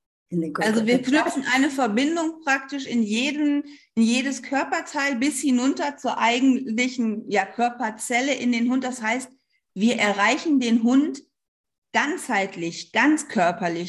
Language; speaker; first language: German; native; German